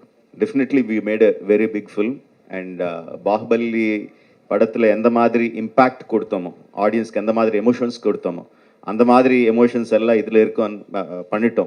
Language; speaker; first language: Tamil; non-native, local second language; Telugu